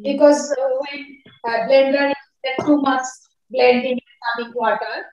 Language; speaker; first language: English; non-native, learner; Bangla